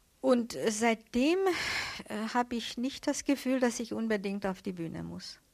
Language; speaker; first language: German; non-native, fluent; Hungarian